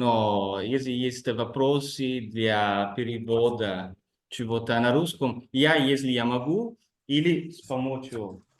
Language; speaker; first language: Russian; non-native, fluent; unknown